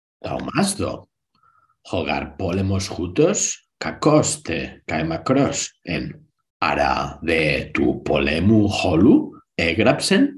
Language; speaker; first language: Greek; non-native, learner; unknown